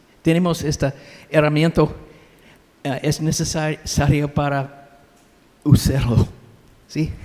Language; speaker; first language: Spanish; non-native, learner; English